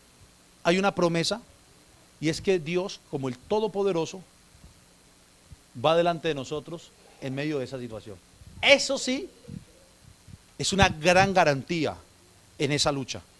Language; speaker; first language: Spanish; native; Spanish